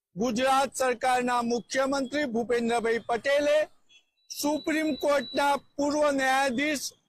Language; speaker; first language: Gujarati; native; Gujarati